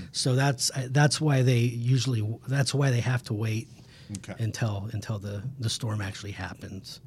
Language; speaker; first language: English; native; English